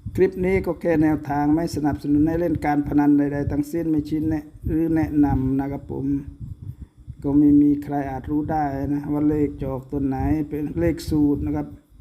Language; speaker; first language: Thai; native; Thai